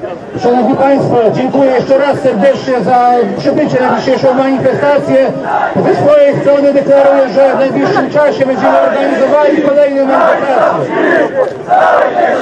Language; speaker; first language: Polish; native; Polish